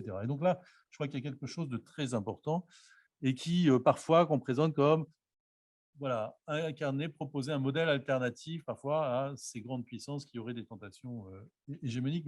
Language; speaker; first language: French; native; French